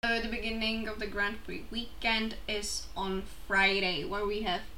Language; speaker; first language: English; non-native, fluent; Czech